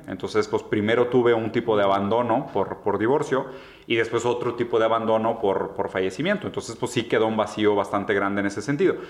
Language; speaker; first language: Spanish; early bilingual, other home language; Portuguese